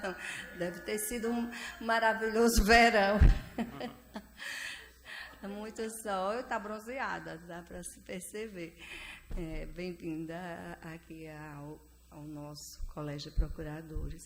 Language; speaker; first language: Portuguese; native; Portuguese